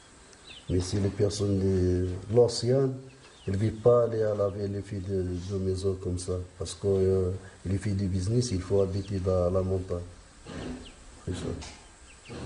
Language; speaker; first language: French; non-native, learner; Arabic